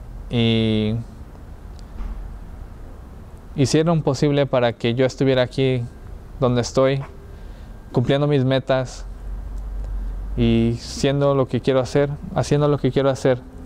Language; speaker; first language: Spanish; early bilingual, heritage; Spanish